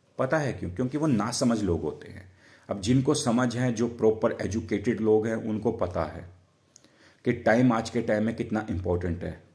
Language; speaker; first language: Hindi; native; Hindi